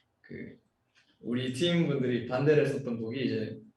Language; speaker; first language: Korean; native; Korean